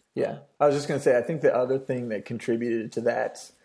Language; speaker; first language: English; native; English